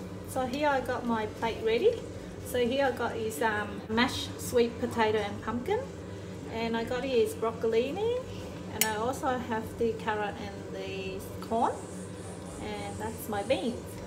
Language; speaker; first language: English; early bilingual, other home language; Vietnamese